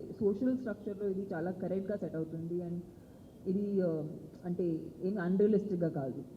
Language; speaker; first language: Telugu; non-native, local second language; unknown